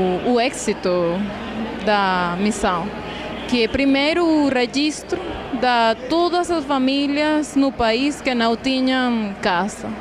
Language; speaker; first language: Portuguese; non-native, fluent; Spanish